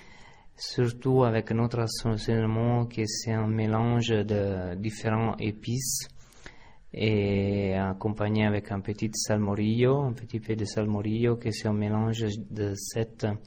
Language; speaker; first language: French; non-native, fluent; Italian